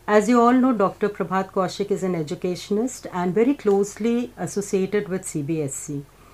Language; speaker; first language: Hindi; native; Hindi